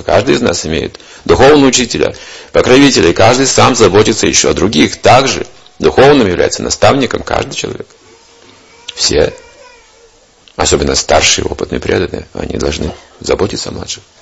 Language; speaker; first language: Russian; native; Russian